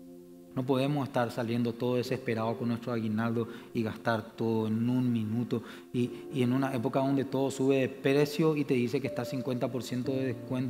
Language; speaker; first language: Spanish; native; Spanish